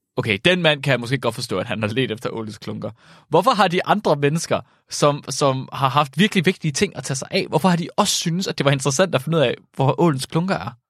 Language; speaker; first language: Danish; native; Danish